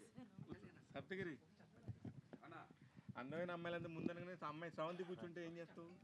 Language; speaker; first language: Telugu; native; Telugu